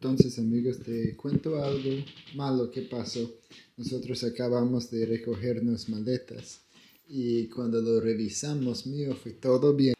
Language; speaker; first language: Spanish; non-native, learner; English